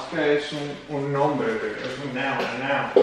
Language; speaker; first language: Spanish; early bilingual, heritage; English